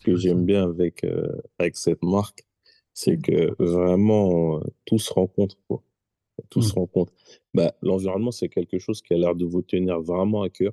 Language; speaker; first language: French; native; French